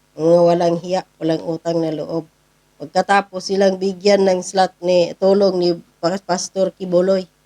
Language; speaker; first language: Filipino; non-native, local second language; Cebuano